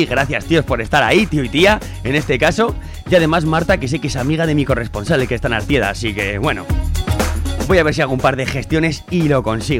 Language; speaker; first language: Spanish; native; Spanish